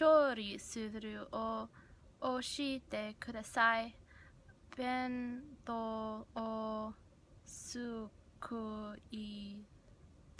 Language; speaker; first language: Japanese; non-native, learner; English